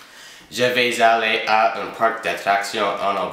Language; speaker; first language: French; non-native, learner; English